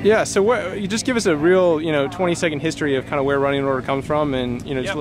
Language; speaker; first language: English; native; English